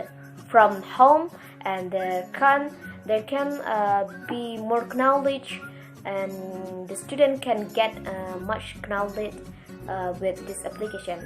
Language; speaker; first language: English; non-native, learner; Indonesian